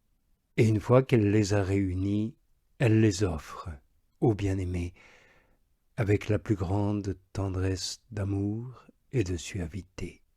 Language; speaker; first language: French; native; French